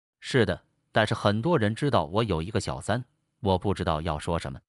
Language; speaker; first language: Chinese; non-native, learner; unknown